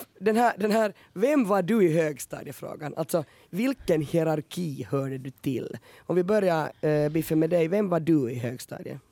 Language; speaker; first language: Swedish; native; Swedish